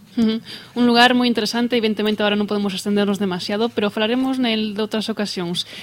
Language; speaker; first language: Galician; native; Galician